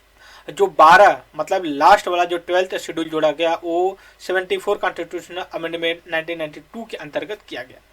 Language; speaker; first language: Hindi; native; Hindi